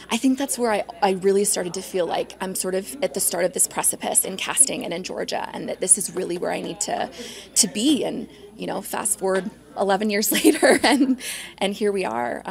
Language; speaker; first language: English; native; English